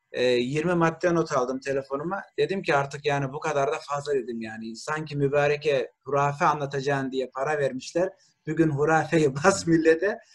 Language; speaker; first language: Turkish; early bilingual, heritage; Turkish